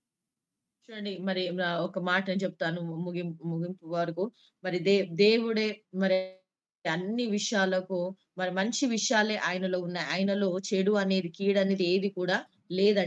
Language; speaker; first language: Telugu; native; Telugu